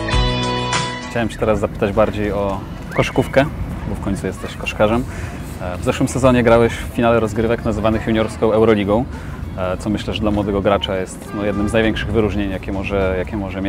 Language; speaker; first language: Polish; native; Polish